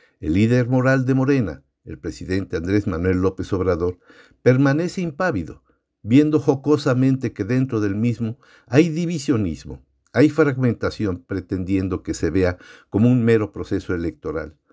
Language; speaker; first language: Spanish; native; Spanish